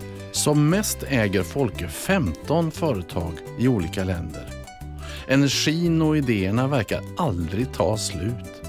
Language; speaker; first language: Swedish; native; Swedish